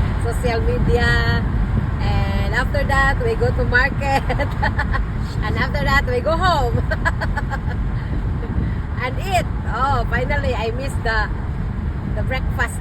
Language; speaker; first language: English; non-native, local second language; Cebuano